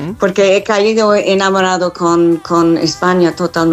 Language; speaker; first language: Spanish; non-native, fluent; English